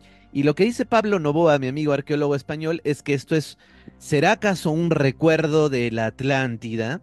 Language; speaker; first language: Spanish; native; Spanish